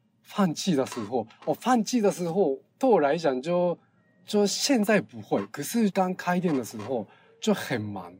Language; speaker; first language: Chinese; non-native, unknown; Japanese